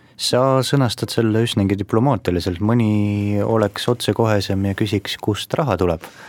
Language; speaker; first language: Estonian; non-native, local second language; Russian